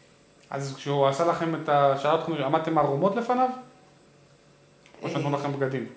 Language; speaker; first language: Hebrew; native; Hebrew